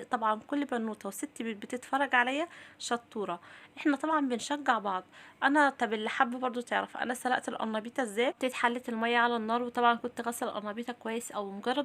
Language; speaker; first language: Arabic; native; Arabic